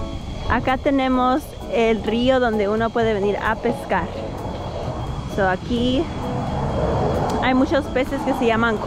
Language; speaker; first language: Spanish; early bilingual, heritage; Spanish